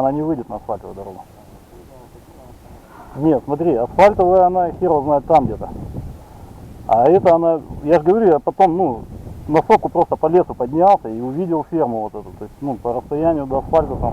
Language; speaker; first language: Russian; native; Russian